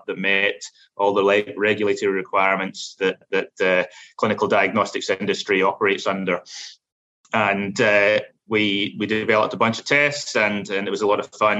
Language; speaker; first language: English; native; English